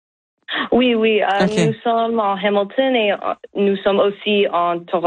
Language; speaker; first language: French; non-native, learner; English